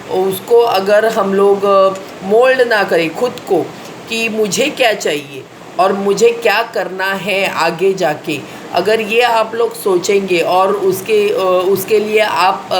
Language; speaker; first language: Hindi; non-native, local second language; Marathi